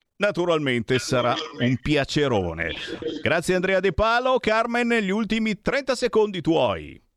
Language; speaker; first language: Italian; native; Italian